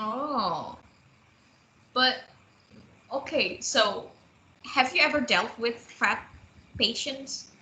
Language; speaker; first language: English; non-native, fluent; Indonesian